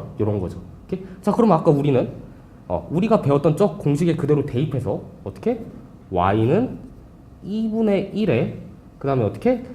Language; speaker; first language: Korean; native; Korean